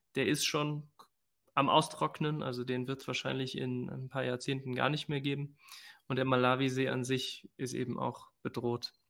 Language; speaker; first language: German; early bilingual, other home language; Spanish